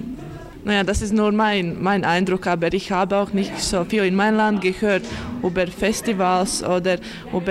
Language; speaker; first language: German; non-native, learner; Latvian